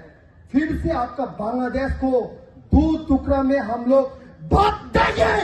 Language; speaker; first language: Hindi; non-native, local second language; Kok Borok